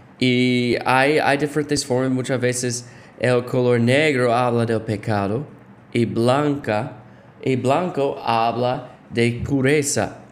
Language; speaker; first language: Spanish; non-native, fluent; English